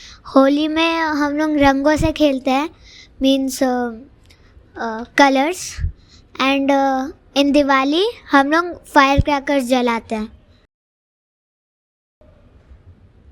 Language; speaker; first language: Hindi; native; Hindi